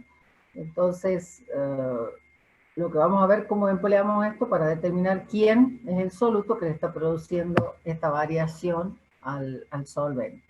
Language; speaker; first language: Spanish; native; Spanish